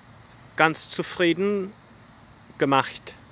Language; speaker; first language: German; non-native, fluent; English